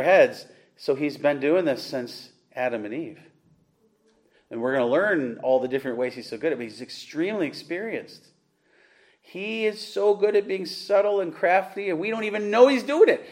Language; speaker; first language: English; native; English